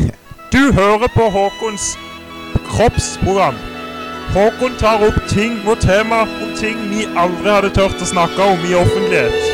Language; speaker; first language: Norwegian; native; Norwegian